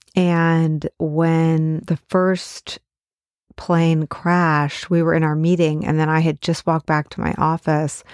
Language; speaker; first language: English; native; English